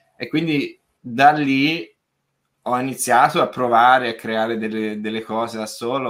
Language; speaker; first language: Italian; non-native, fluent; English